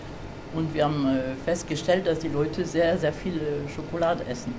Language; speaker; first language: German; non-native, fluent; French